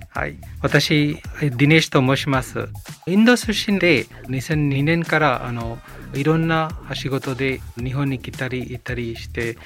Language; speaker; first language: Japanese; non-native, fluent; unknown